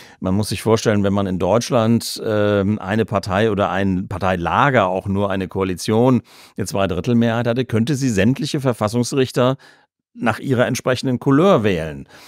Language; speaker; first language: German; native; German